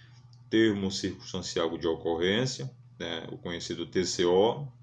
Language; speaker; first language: Portuguese; native; Portuguese